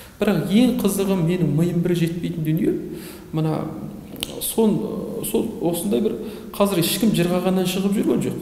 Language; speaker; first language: Kazakh; native; Kazakh